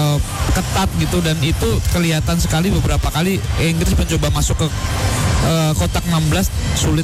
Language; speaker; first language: Indonesian; native; Indonesian